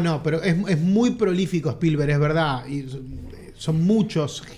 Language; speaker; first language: Spanish; native; Spanish